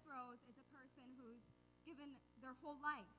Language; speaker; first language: English; native; English